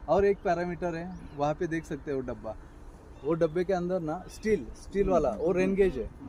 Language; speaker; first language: Hindi; non-native, local second language; Marathi